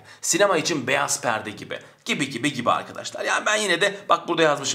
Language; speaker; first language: Turkish; native; Turkish